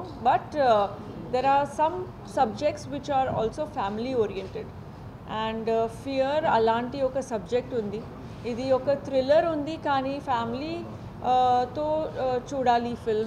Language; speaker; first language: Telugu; non-native, fluent; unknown